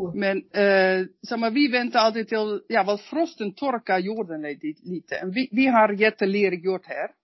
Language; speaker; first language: Swedish; non-native, learner; Dutch